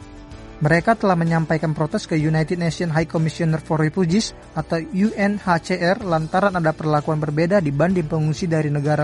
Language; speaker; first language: Indonesian; native; Indonesian